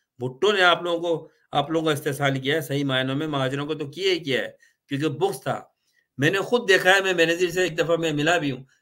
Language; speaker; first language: Urdu; native; Urdu